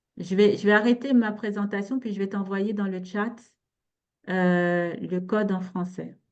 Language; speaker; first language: French; native; French